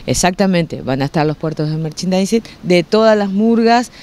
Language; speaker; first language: Spanish; native; Spanish